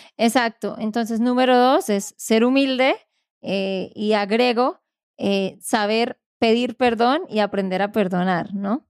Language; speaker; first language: Spanish; native; Spanish